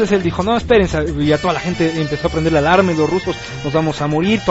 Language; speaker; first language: Spanish; native; Spanish